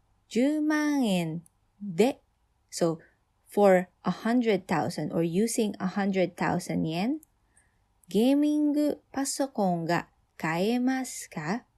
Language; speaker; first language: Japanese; non-native, fluent; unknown